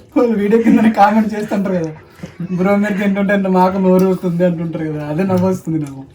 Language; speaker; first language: Telugu; non-native, local second language; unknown